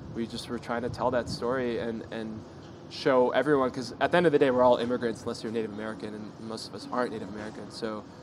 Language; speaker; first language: English; native; English